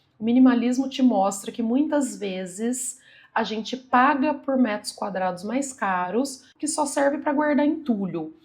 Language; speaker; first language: Portuguese; native; Portuguese